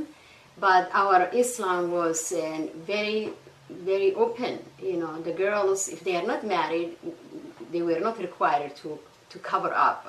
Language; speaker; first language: English; non-native, fluent; Somali